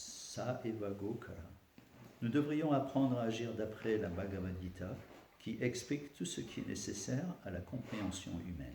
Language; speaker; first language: French; native; French